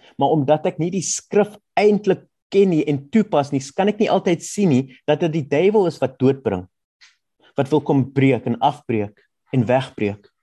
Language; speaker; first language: Afrikaans; non-native, local second language; German